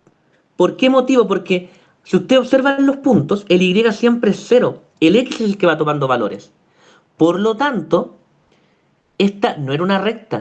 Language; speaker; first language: Spanish; native; Spanish